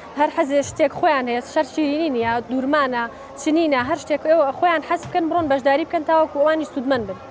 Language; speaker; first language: Central Kurdish; non-native, local second language; Gurani